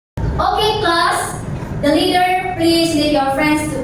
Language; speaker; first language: English; non-native, fluent; Indonesian